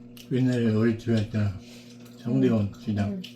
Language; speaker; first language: Korean; non-native, learner; Filipino